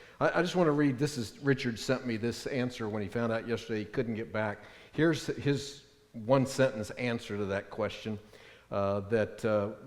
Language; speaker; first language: English; native; English